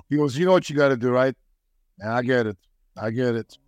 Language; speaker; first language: English; non-native, fluent; Polish